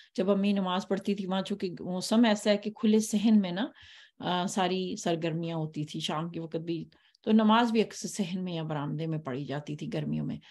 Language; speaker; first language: Hindi; native; Hindi